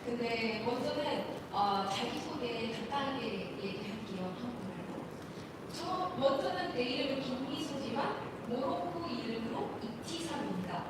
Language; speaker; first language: Korean; non-native, learner; Arabic